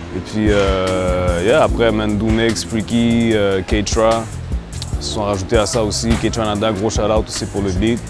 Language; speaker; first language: French; native; French